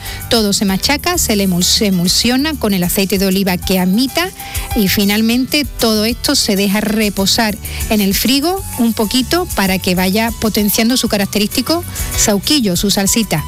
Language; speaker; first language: Spanish; native; Spanish